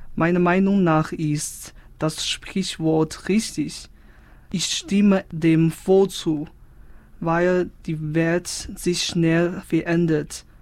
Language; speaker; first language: German; non-native, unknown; Chinese